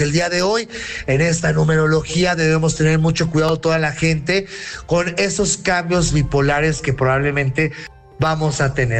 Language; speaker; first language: Spanish; native; Spanish